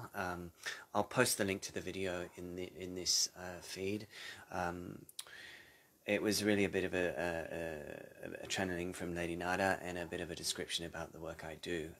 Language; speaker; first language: English; native; English